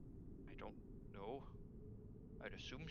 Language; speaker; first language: English; native; English